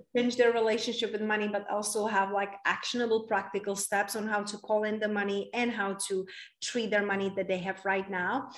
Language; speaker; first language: English; non-native, fluent; Czech